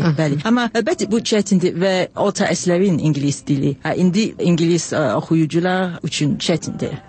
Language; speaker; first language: Azerbaijani; non-native, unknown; English